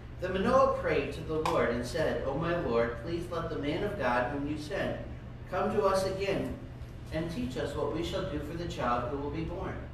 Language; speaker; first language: English; native; English